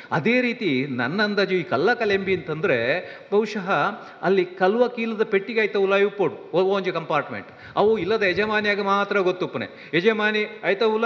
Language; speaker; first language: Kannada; non-native, local second language; Tulu